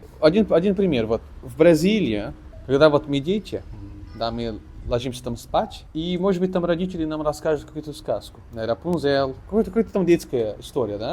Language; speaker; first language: Russian; non-native, fluent; Portuguese